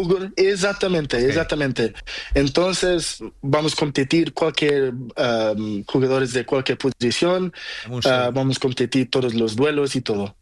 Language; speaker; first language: Spanish; non-native, learner; Portuguese